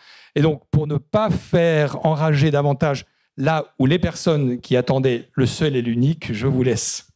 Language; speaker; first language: French; native; French